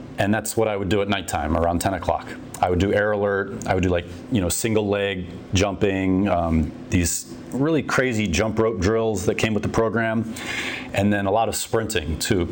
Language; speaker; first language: English; native; English